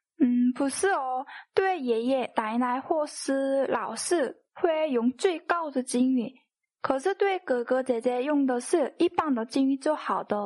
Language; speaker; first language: Chinese; non-native, fluent; Korean